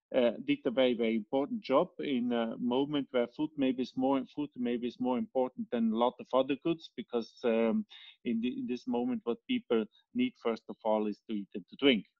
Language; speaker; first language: English; non-native, fluent; Italian